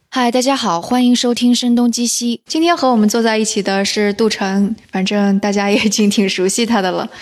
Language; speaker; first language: Chinese; native; Chinese